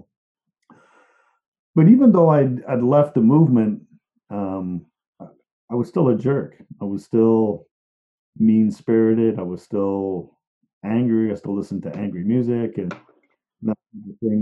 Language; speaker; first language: English; native; English